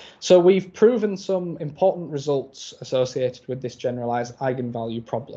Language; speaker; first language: English; native; English